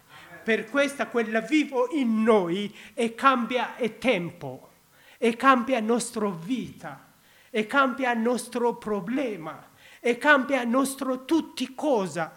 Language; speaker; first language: Italian; non-native, learner; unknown